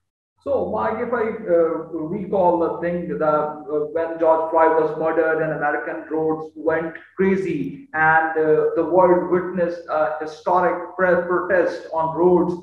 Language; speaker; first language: English; non-native, local second language; Urdu